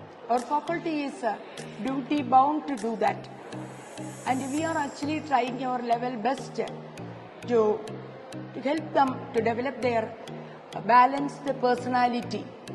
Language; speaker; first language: English; non-native, local second language; Malayalam